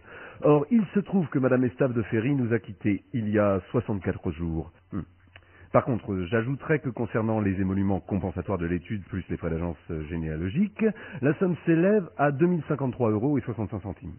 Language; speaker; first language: French; native; French